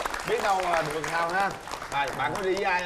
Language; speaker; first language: Vietnamese; native; Vietnamese